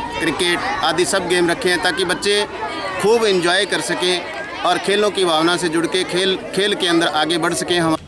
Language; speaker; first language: Hindi; native; Hindi